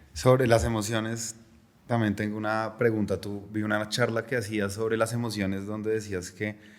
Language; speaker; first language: Spanish; native; Spanish